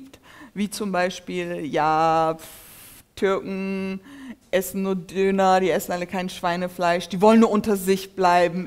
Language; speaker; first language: German; early bilingual, other home language; Turkish